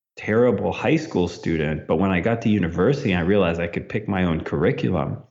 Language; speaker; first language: English; early bilingual, other home language; Italian